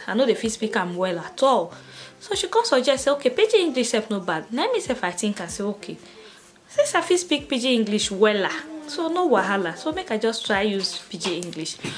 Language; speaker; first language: Nigerian Pidgin; non-native, local second language; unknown